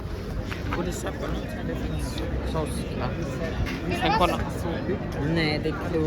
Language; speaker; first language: Swedish; early bilingual, other home language; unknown